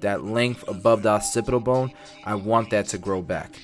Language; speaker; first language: English; native; English